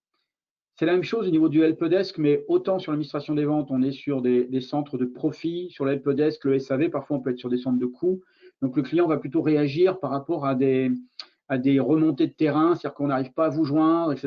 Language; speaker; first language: French; native; French